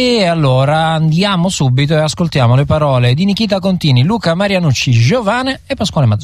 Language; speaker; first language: Italian; native; Italian